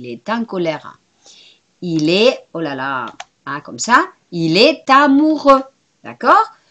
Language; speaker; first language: French; non-native, fluent; Spanish